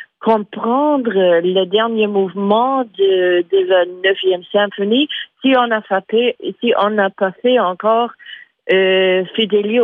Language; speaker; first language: French; non-native, fluent; English